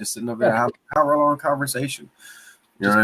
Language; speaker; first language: English; native; English